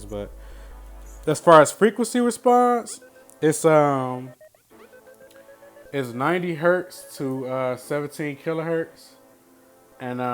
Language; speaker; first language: English; native; English